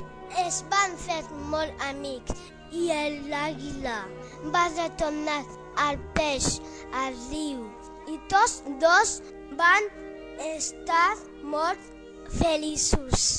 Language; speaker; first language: Catalan; non-native, learner; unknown